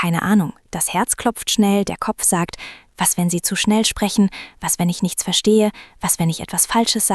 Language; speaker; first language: German; non-native, fluent; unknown